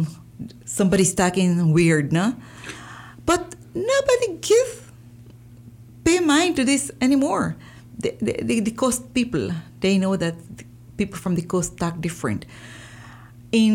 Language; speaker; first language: English; non-native, fluent; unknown